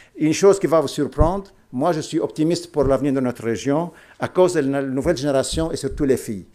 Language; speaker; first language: French; non-native, local second language; Arabic